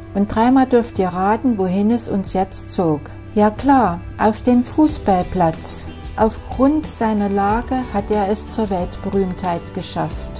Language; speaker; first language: German; native; German